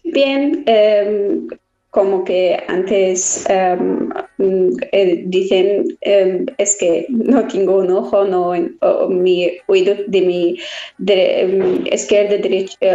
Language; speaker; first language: Spanish; non-native, learner; Persian